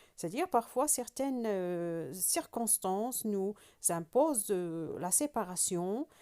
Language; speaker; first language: French; non-native, local second language; Arabic